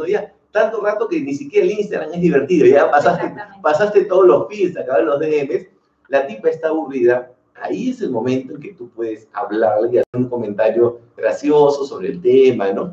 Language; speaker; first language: Spanish; native; Spanish